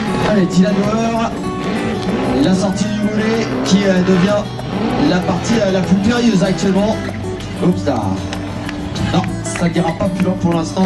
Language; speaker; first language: French; native; French